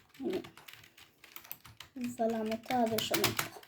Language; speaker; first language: Polish; native; Polish